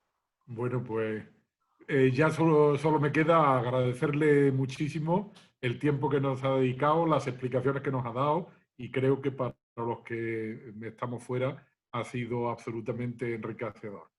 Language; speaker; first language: Spanish; native; Spanish